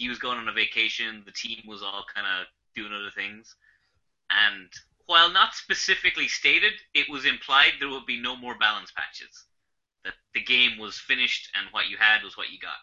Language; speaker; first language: English; native; English